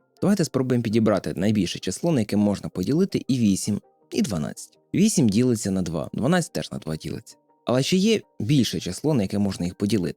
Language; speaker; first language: Ukrainian; native; Ukrainian